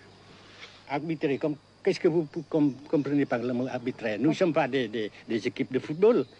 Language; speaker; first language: French; non-native, fluent; Vietnamese